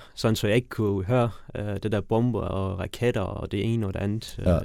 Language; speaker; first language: Danish; early bilingual, other home language; Persian